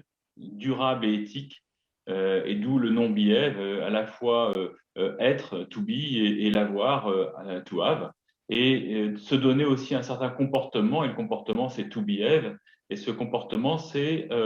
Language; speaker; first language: French; native; French